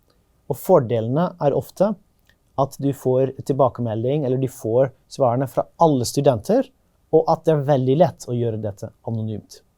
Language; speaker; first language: Norwegian; non-native, fluent; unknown